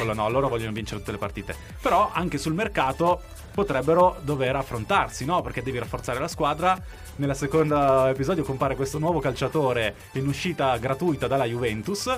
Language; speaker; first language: Italian; native; Italian